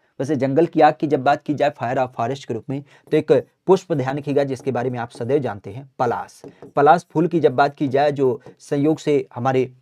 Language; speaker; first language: Hindi; native; Hindi